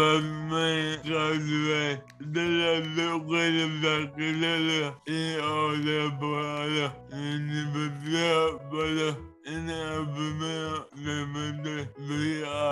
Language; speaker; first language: Spanish; non-native, learner; English